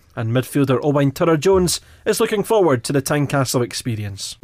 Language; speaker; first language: English; native; English